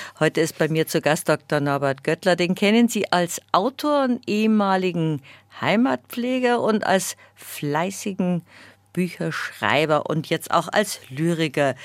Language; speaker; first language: German; native; German